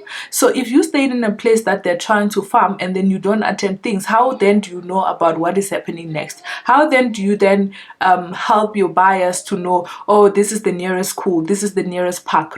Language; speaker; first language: English; non-native, local second language; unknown